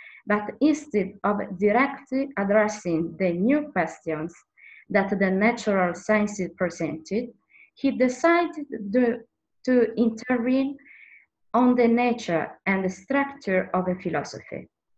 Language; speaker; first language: English; non-native, learner; Italian